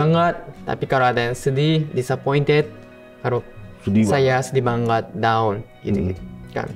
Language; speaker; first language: Indonesian; non-native, fluent; Japanese